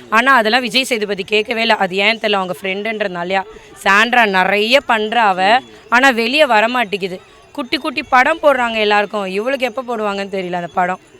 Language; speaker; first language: Tamil; native; Tamil